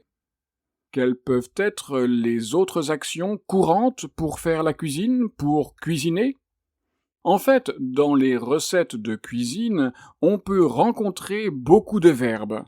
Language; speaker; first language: French; native; French